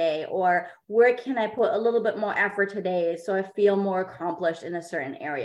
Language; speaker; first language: English; non-native, fluent; German